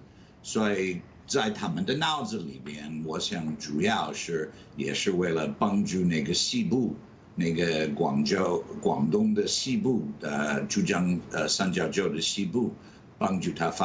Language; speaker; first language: Chinese; non-native, fluent; English